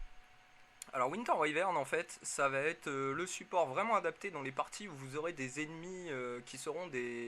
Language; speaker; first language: French; native; French